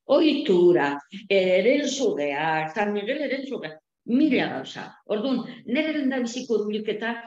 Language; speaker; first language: Basque; non-native, local second language; Spanish